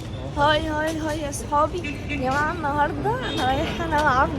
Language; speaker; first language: Arabic; native; Arabic